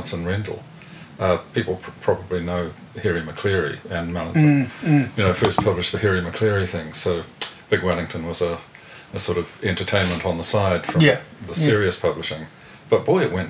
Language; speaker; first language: English; native; English